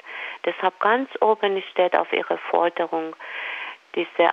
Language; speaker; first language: German; non-native, fluent; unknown